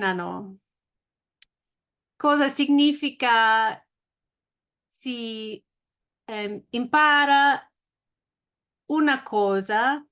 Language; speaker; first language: Italian; non-native, learner; English